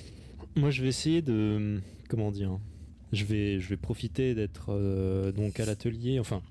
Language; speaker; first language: French; native; French